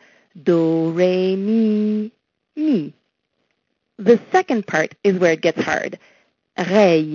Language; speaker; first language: English; non-native, local second language; French